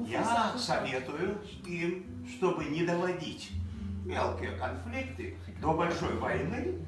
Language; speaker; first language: Russian; native; Russian